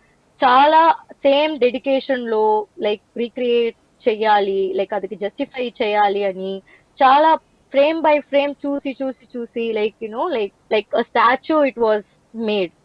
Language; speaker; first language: Telugu; non-native, learner; Tamil